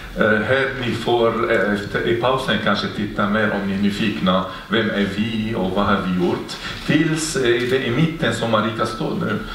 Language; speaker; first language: Swedish; non-native, fluent; Arabic